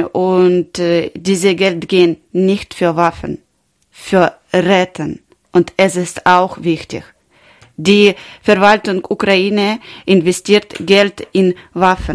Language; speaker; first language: German; non-native, learner; Ukrainian